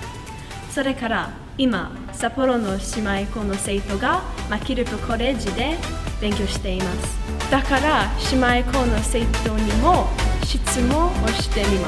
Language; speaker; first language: Japanese; non-native, learner; English